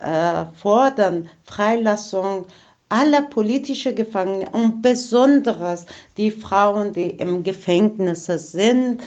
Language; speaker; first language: German; non-native, fluent; Persian